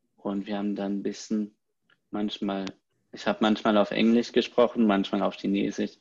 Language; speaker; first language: German; native; German